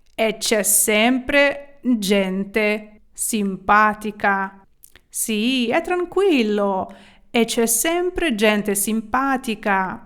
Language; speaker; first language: Italian; non-native, fluent; Ukrainian